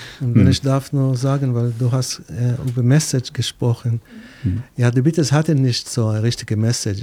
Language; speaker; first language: German; non-native, fluent; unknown